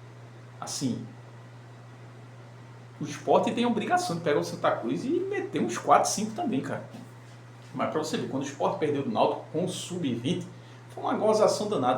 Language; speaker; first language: Portuguese; native; Portuguese